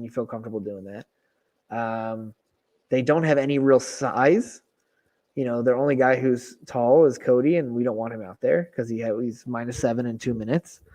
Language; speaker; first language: English; native; English